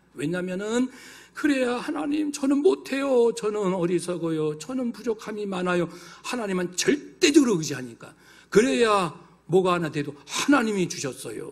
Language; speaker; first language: Korean; native; Korean